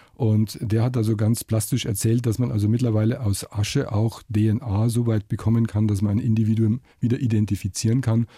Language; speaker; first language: German; native; German